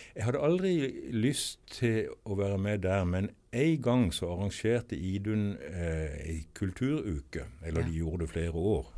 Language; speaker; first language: Norwegian; native; Norwegian